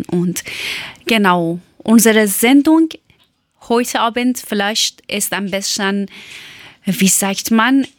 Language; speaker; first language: German; non-native, learner; Persian